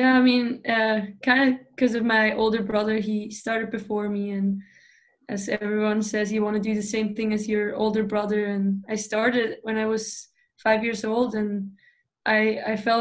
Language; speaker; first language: English; non-native, fluent; Swiss German